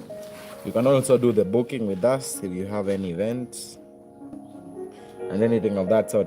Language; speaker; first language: English; non-native, local second language; Swahili